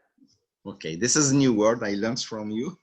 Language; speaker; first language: English; non-native, fluent; Arabic